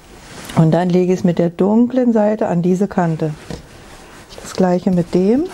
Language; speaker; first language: German; native; German